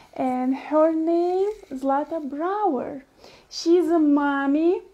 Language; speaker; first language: English; non-native, fluent; Ukrainian